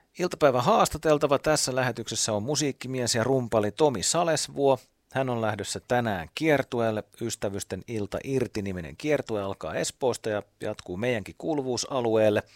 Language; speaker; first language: Finnish; native; Finnish